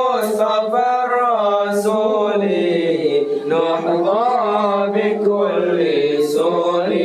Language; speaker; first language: Arabic; non-native, learner; Indonesian